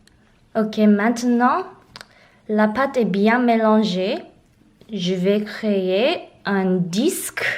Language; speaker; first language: French; non-native, learner; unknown